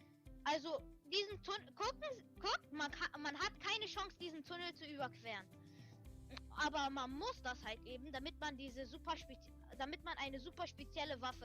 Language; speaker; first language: German; early bilingual, other home language; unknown